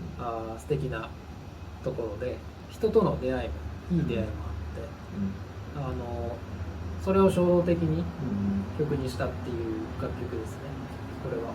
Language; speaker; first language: Japanese; native; Japanese